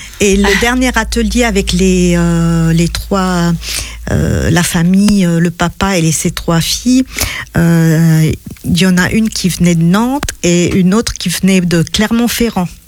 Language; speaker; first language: French; non-native, local second language; Arabic